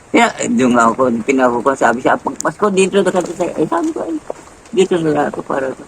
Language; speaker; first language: Filipino; native; Filipino